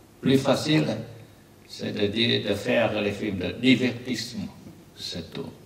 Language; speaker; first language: French; non-native, learner; Vietnamese